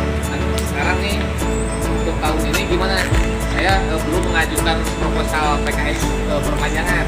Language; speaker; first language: Indonesian; native; Indonesian